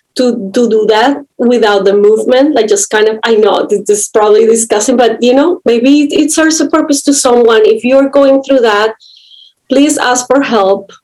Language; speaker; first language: English; non-native, fluent; Spanish